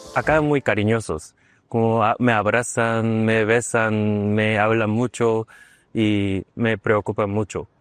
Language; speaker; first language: Spanish; non-native, learner; Korean